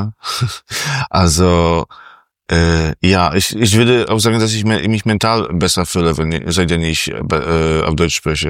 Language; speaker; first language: German; non-native, fluent; Polish